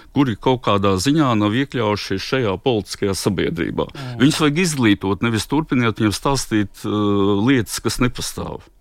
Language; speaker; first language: Latvian; non-native, local second language; Russian